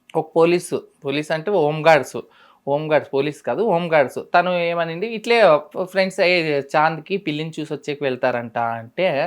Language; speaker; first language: Telugu; native; Telugu